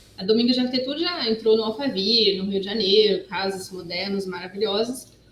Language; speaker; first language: Portuguese; non-native, fluent; French